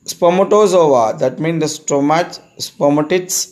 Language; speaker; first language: English; non-native, local second language; Tamil